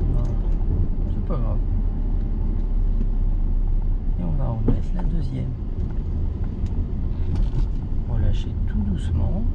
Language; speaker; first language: French; native; French